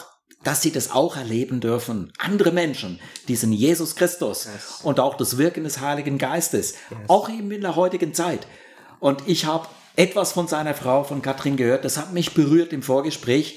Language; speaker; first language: German; native; German